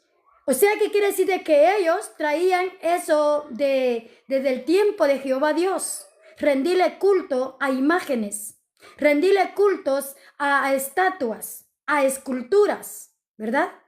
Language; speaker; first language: Spanish; native; Spanish